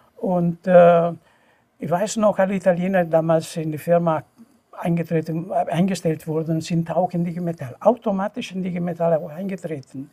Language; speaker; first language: German; non-native, fluent; Italian